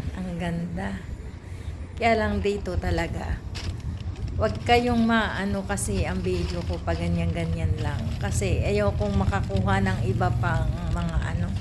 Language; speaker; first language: Filipino; non-native, local second language; Cebuano